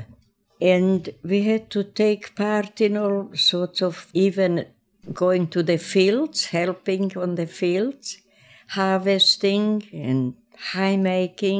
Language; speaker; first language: English; non-native, fluent; Croatian